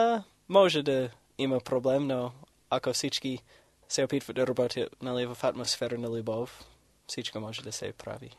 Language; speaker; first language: Bulgarian; non-native, fluent; English